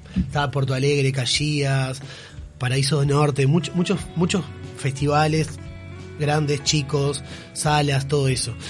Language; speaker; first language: Spanish; native; Spanish